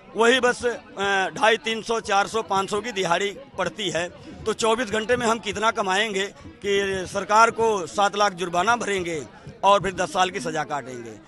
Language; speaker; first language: Hindi; native; Hindi